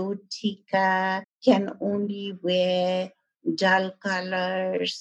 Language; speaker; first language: English; non-native, local second language; Nepali